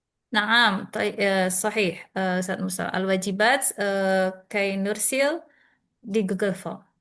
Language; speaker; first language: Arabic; non-native, learner; Indonesian